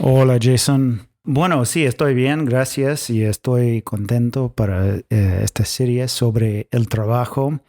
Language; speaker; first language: Spanish; non-native, fluent; English